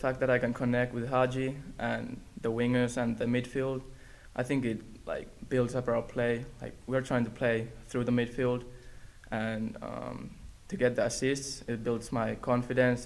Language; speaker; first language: English; non-native, fluent; Finnish